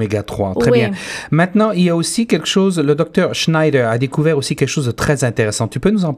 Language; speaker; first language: French; native; French